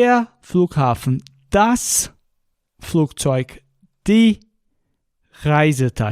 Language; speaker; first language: German; non-native, fluent; Portuguese